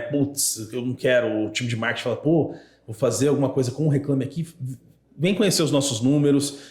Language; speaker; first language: Portuguese; native; Portuguese